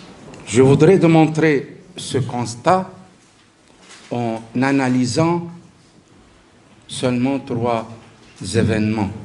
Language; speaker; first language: French; non-native, local second language; Arabic